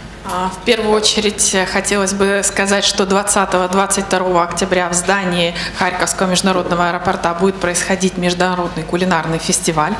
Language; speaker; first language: Russian; native; Russian